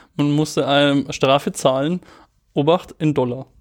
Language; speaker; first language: German; native; German